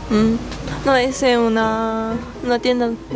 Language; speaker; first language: Spanish; non-native, learner; Japanese